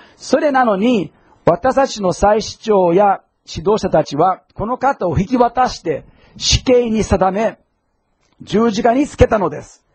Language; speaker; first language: Japanese; non-native, fluent; English